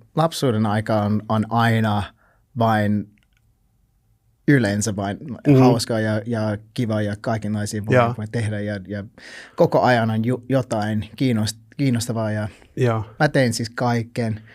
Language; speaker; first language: Finnish; non-native, learner; English